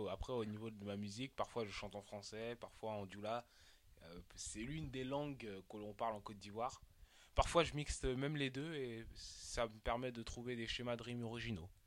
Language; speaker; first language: French; early bilingual, other home language; Dyula